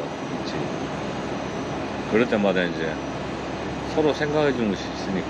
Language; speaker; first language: Korean; native; Korean